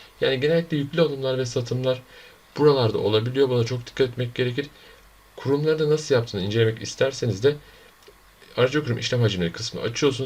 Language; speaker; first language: Turkish; native; Turkish